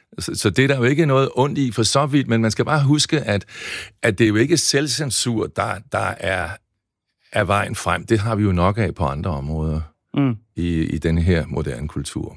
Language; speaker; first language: Danish; native; Danish